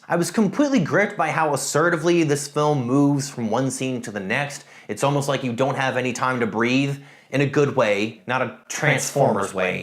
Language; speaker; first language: English; native; English